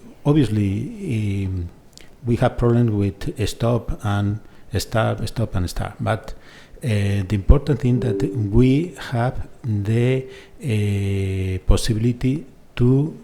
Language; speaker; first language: English; non-native, fluent; Spanish